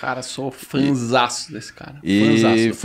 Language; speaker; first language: Portuguese; native; Portuguese